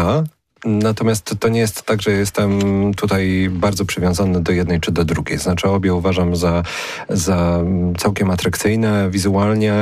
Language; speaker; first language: Polish; native; Polish